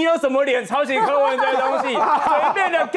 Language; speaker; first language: Chinese; native; Chinese